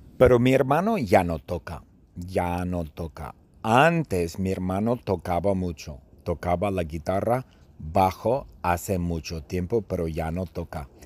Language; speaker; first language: Spanish; non-native, fluent; English